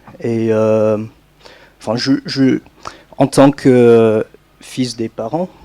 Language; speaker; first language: French; non-native, fluent; English